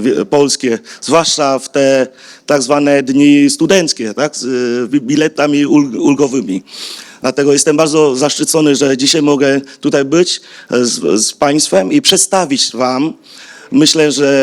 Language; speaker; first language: Polish; non-native, fluent; Vietnamese